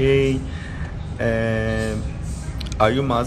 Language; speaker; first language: English; non-native, learner; Persian